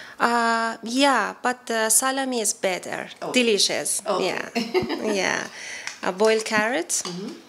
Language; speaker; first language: English; non-native, learner; Persian